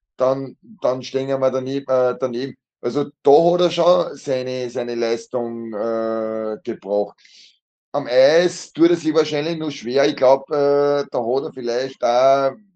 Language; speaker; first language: German; native; German